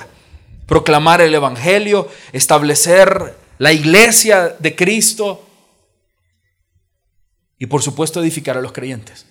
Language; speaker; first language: Spanish; native; Spanish